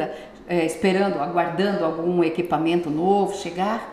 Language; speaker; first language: Portuguese; native; Portuguese